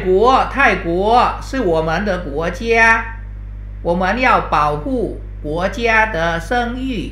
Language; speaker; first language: Chinese; non-native, fluent; Thai